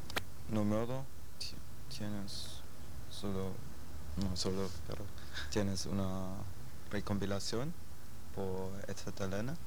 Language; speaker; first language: Spanish; non-native, learner; German